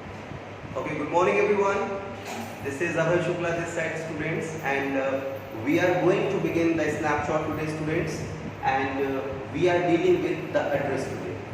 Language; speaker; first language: English; non-native, local second language; Hindi